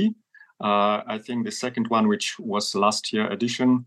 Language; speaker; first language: English; non-native, fluent; Polish